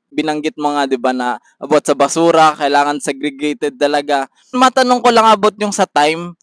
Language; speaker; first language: Filipino; native; Filipino